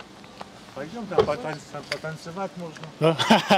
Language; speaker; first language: Russian; non-native, learner; Polish